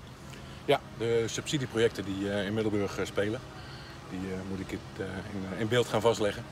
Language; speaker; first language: Dutch; native; Dutch